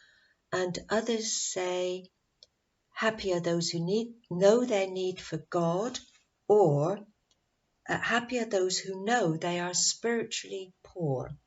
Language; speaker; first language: English; native; English